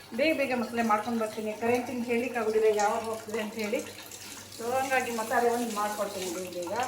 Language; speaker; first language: Kannada; non-native, local second language; Konkani